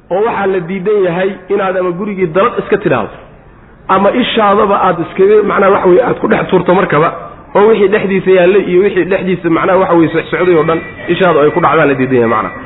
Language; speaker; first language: Somali; native; Somali